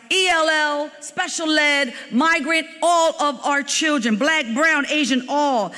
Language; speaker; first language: English; native; English